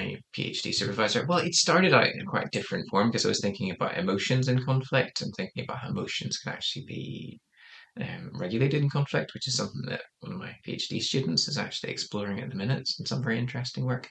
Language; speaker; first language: English; native; English